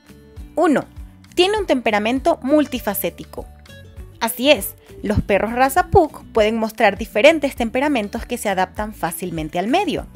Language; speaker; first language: Spanish; native; Spanish